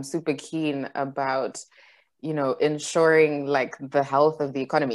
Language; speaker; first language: English; non-native, local second language; Shona